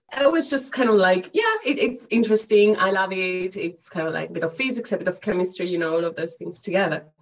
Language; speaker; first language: English; non-native, fluent; Greek